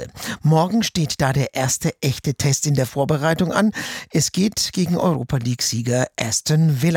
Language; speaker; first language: German; native; German